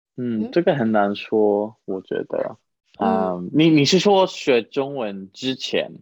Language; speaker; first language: Chinese; non-native, fluent; English